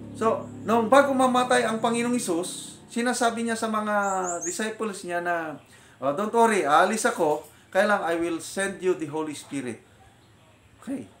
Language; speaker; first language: Filipino; non-native, local second language; Iloko